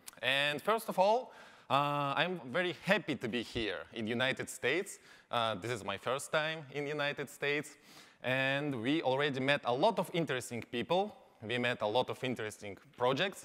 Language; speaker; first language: English; non-native, learner; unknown